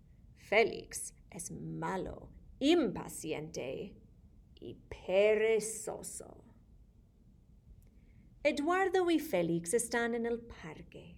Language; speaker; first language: Spanish; non-native, fluent; English